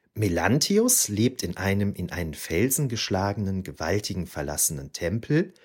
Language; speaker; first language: German; native; German